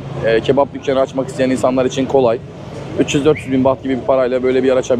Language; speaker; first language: Turkish; native; Turkish